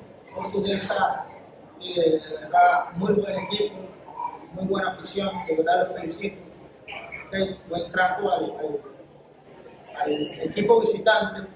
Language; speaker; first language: Spanish; native; Spanish